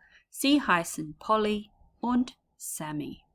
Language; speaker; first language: German; non-native, learner; English